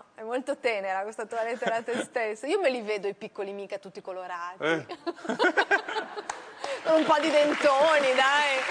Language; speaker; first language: Italian; native; Italian